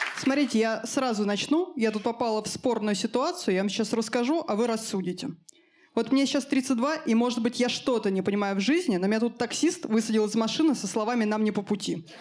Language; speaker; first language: Russian; native; Russian